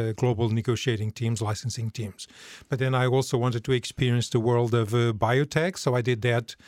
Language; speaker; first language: English; non-native, fluent; Portuguese